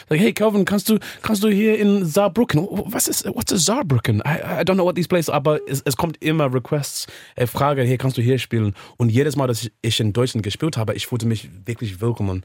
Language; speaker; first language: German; non-native, learner; English